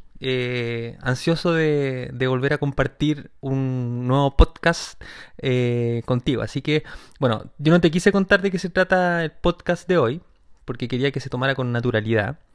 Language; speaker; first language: Spanish; native; Spanish